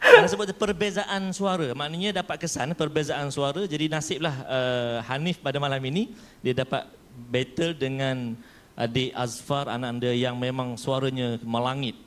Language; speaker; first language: Malay; native; Malay